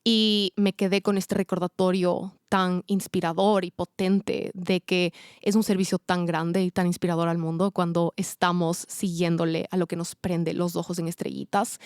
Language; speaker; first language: Spanish; native; Spanish